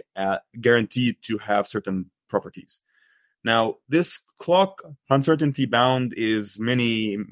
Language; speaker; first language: English; non-native, fluent; Arabic